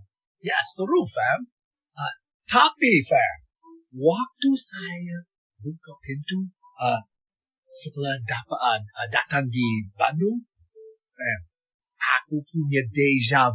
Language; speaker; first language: Indonesian; non-native, fluent; English